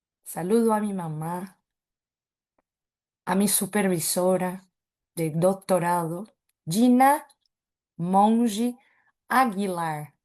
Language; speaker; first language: Spanish; non-native, fluent; Portuguese